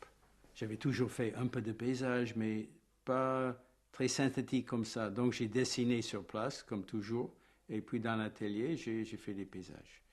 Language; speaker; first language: French; non-native, fluent; English